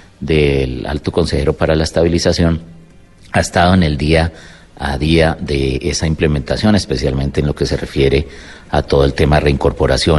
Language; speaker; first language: Spanish; native; Spanish